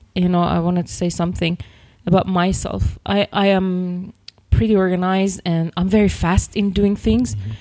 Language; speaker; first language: English; non-native, fluent; Persian